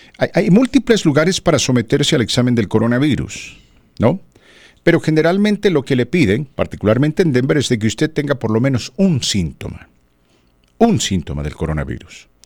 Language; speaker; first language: Spanish; native; Spanish